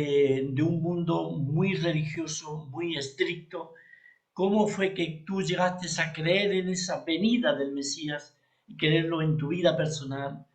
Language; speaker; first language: Spanish; native; Spanish